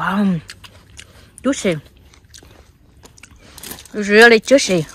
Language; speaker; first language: English; non-native, learner; Vietnamese